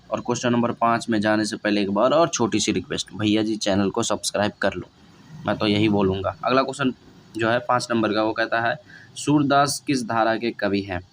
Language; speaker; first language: Hindi; native; Hindi